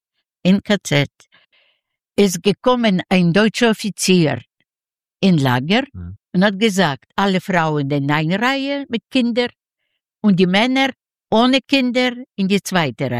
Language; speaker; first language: German; non-native, learner; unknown